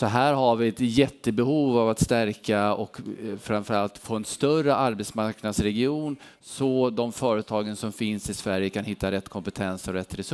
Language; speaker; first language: Swedish; native; Swedish